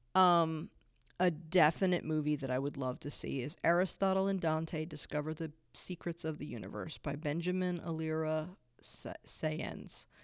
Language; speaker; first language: English; native; English